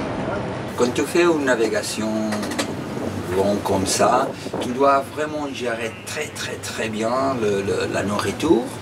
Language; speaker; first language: French; non-native, fluent; Spanish